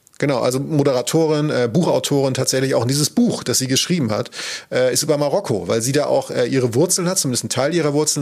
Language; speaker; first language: German; native; German